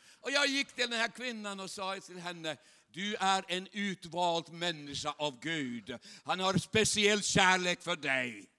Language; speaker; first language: Swedish; non-native, fluent; Chinese